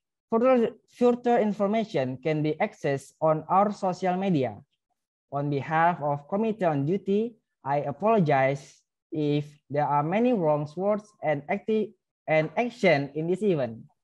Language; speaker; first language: English; non-native, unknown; Indonesian